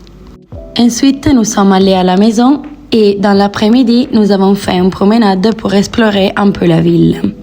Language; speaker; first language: French; non-native, learner; Italian